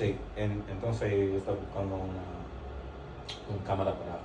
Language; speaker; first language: Spanish; non-native, learner; English